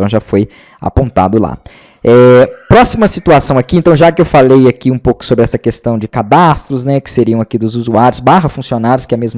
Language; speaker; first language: Portuguese; native; Portuguese